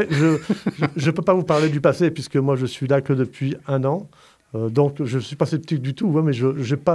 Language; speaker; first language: French; native; French